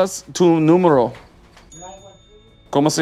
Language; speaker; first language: Spanish; non-native, learner; English